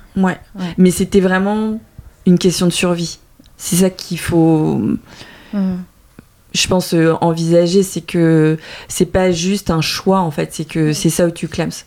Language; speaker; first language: French; early bilingual, other home language; Vietnamese